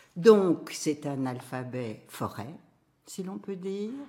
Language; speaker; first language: French; native; French